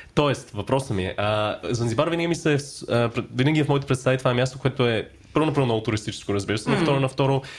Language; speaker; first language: Bulgarian; early bilingual, heritage; Bulgarian